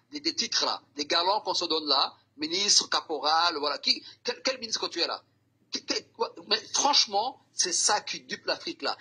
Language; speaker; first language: French; non-native, local second language; Somali